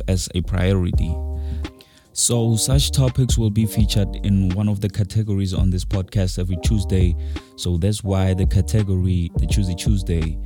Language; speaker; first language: English; non-native, local second language; Tswana